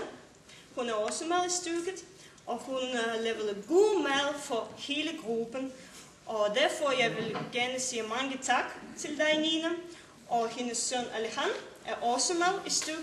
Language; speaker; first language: Danish; non-native, learner; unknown